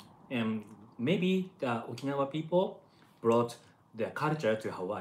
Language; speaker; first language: English; non-native, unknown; Japanese